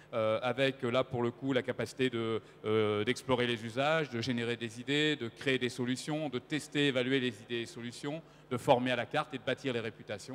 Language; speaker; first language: French; native; French